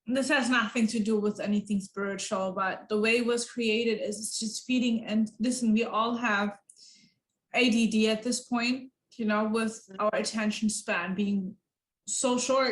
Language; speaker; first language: English; non-native, fluent; German